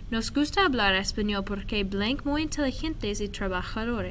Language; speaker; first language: Spanish; non-native, fluent; English